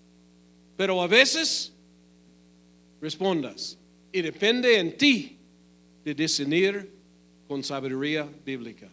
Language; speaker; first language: Spanish; non-native, fluent; English